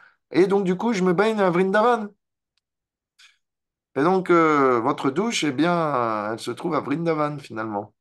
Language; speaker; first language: French; native; French